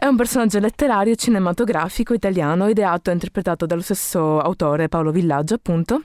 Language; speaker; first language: Italian; native; Italian